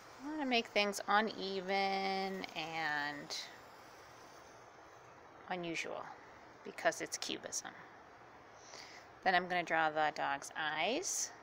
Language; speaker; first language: English; native; English